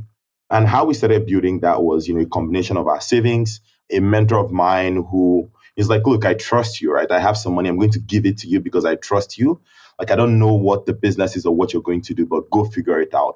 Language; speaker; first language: English; non-native, local second language; Igbo